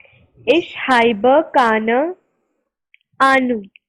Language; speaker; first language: German; non-native, learner; Hindi